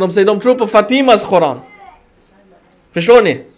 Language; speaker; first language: Swedish; early bilingual, other home language; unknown